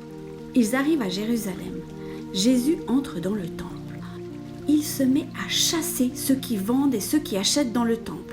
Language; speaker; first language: French; native; French